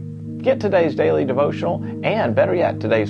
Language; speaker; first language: English; native; English